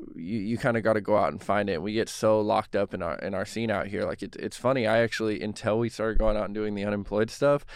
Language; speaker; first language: English; native; English